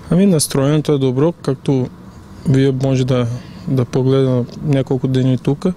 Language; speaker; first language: Bulgarian; non-native, learner; Portuguese